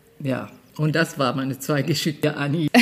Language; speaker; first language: German; non-native, fluent; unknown